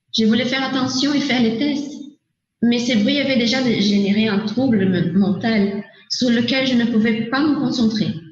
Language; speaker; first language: French; non-native, learner; Portuguese